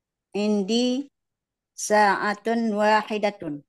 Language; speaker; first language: Arabic; non-native, learner; Indonesian